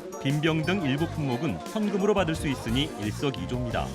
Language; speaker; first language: Korean; native; Korean